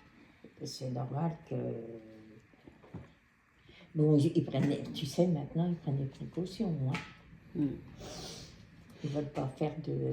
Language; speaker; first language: French; native; French